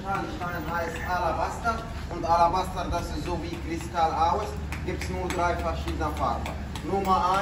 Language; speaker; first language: German; non-native, learner; Arabic